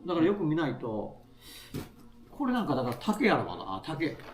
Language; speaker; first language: Japanese; native; Japanese